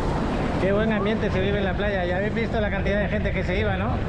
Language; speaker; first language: Spanish; native; Spanish